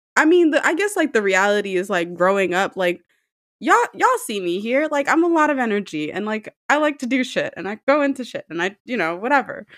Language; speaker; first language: English; early bilingual, other home language; Amharic